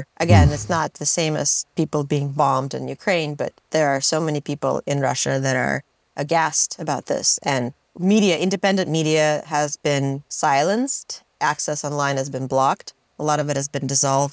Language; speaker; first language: English; non-native, fluent; Russian